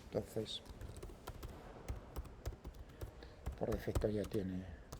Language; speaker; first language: Spanish; native; Spanish